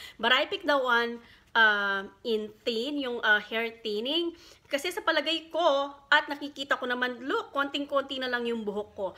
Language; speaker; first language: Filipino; non-native, local second language; Pampanga